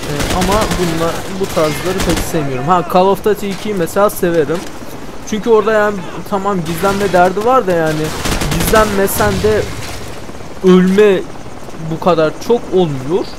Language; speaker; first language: Turkish; native; Turkish